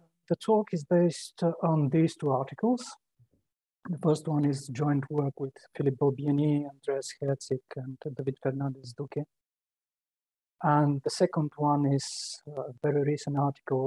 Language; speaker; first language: English; non-native, fluent; Bulgarian